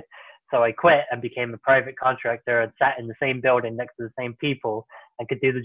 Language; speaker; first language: English; native; English